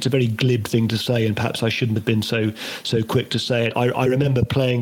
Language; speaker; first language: English; native; English